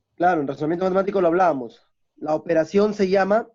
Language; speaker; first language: Spanish; native; Spanish